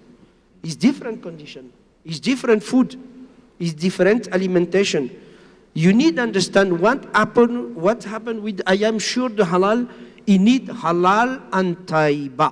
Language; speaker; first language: English; non-native, learner; Spanish